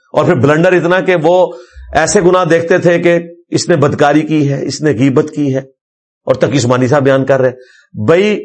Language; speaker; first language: Urdu; non-native, local second language; Punjabi